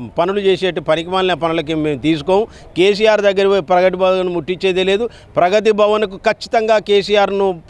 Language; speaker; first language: Telugu; native; Telugu